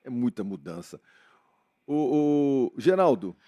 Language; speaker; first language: Portuguese; native; Portuguese